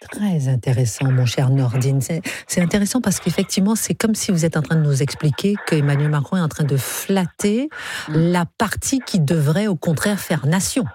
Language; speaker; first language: French; native; French